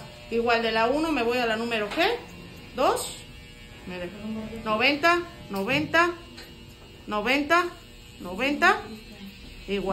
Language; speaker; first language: Spanish; native; Spanish